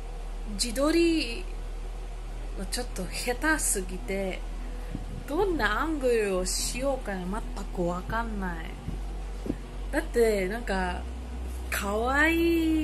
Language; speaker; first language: Japanese; non-native, learner; Filipino